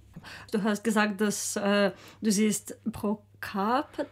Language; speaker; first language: German; non-native, learner; Ukrainian